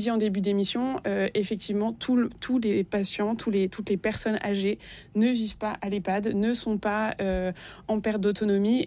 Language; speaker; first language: French; native; French